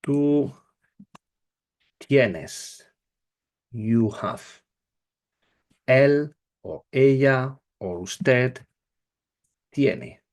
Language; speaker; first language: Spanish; non-native, learner; English